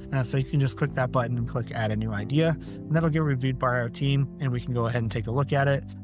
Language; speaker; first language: English; native; English